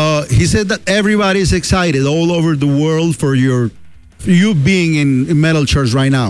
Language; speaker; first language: English; non-native, fluent; Spanish